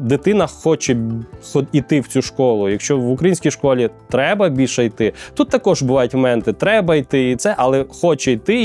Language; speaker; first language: Ukrainian; native; Ukrainian